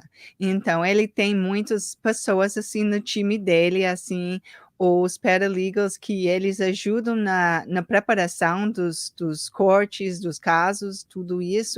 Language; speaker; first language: Portuguese; early bilingual, heritage; English